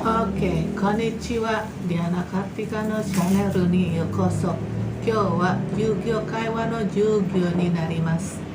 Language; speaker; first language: Japanese; non-native, fluent; Indonesian